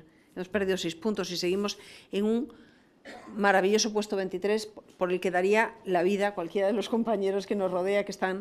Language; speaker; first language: Spanish; native; Spanish